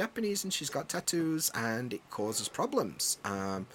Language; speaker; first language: English; native; English